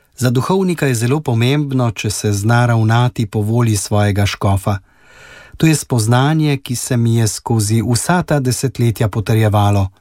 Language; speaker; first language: Slovenian; native; Slovenian